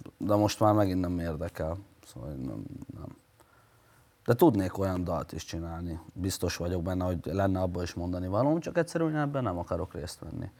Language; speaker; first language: Hungarian; native; Hungarian